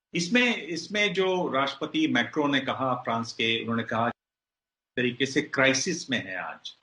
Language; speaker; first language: Hindi; native; Hindi